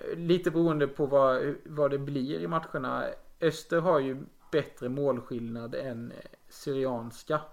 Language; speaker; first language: Swedish; native; Swedish